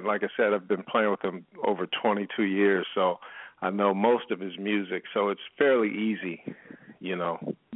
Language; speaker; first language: English; native; English